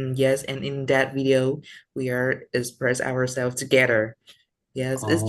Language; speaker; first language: English; non-native, learner; Vietnamese